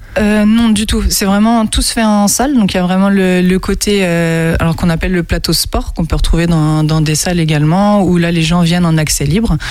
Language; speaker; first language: French; native; French